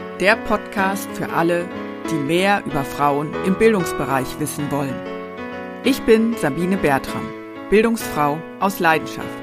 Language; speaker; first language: German; native; German